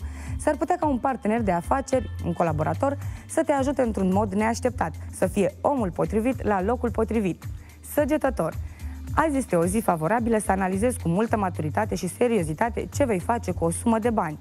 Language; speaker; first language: Romanian; native; Romanian